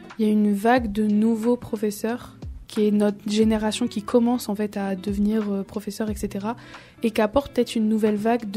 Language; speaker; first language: French; native; French